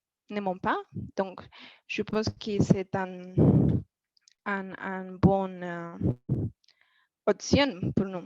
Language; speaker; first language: French; non-native, learner; Spanish